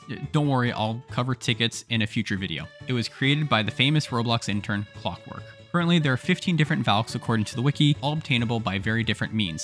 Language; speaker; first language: English; native; English